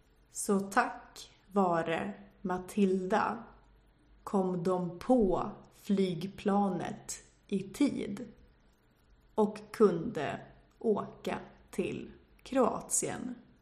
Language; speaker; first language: Swedish; native; Swedish